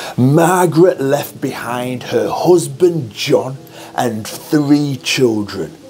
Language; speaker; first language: English; native; English